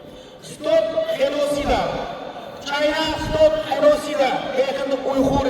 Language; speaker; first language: Dutch; non-native, learner; Uyghur